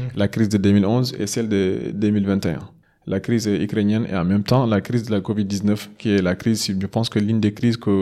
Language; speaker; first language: French; non-native, local second language; Fula